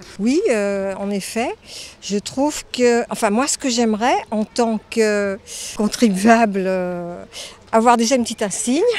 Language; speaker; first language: French; native; French